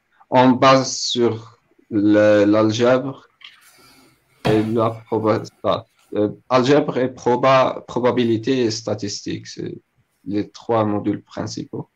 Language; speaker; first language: French; non-native, local second language; Arabic